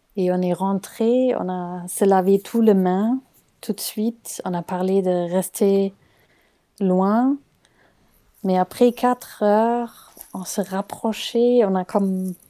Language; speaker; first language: French; non-native, fluent; German